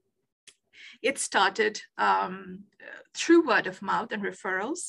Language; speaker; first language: English; non-native, local second language; Bangla